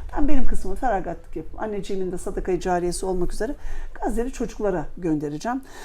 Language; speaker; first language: Turkish; native; Turkish